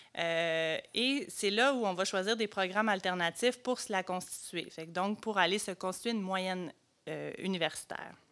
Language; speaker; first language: French; native; French